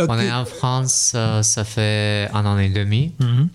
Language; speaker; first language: French; non-native, fluent; Russian